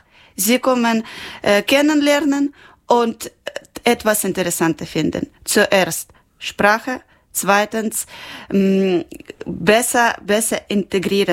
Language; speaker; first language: German; non-native, learner; Ukrainian